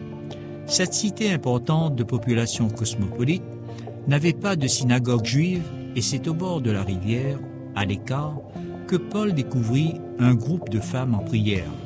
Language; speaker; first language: French; native; French